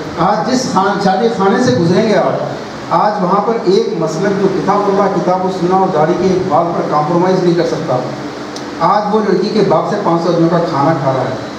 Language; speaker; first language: Urdu; native; Urdu